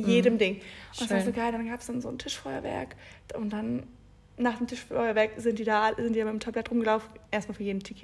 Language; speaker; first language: German; native; German